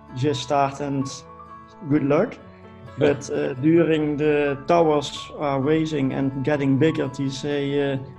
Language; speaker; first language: English; non-native, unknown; Dutch